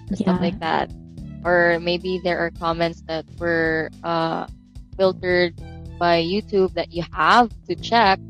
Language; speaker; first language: English; non-native, local second language; Filipino